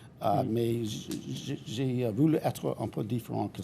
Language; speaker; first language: French; non-native, fluent; English